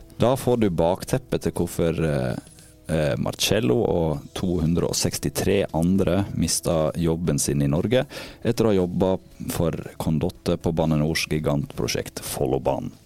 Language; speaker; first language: Norwegian; native; Norwegian